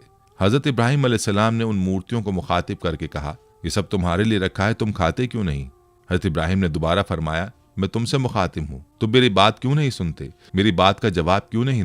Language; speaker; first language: Urdu; native; Urdu